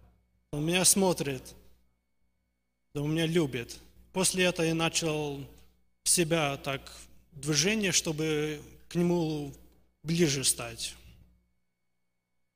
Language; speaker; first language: Russian; early bilingual, heritage; Russian